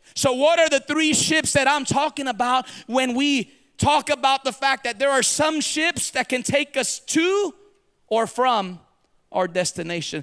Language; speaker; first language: English; early bilingual, other home language; Spanish